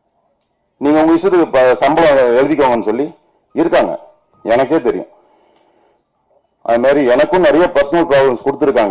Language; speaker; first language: Tamil; native; Tamil